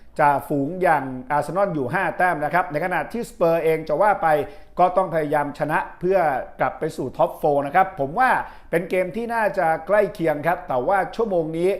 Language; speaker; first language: Thai; native; Thai